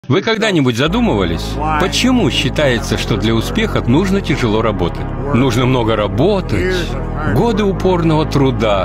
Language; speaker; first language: Russian; native; Russian